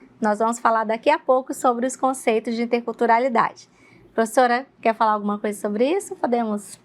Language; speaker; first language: Portuguese; native; Portuguese